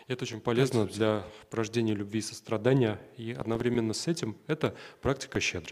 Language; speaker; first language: Russian; native; Russian